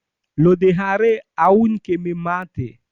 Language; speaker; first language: Spanish; non-native, fluent; Haitian Creole